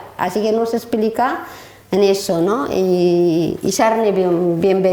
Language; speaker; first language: Spanish; non-native, learner; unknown